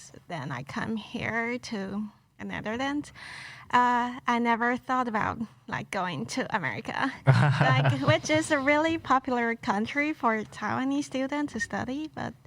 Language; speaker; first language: English; non-native, local second language; Chinese